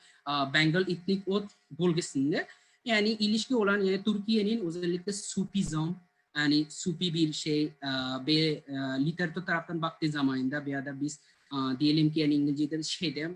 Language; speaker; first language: Turkish; non-native, fluent; Bangla